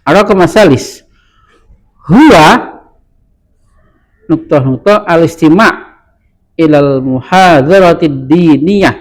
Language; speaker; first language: Arabic; non-native, learner; Indonesian